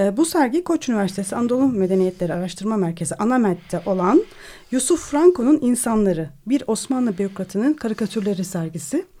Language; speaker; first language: Turkish; native; Turkish